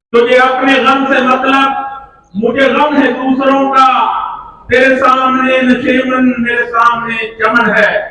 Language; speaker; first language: Hindi; non-native, local second language; Punjabi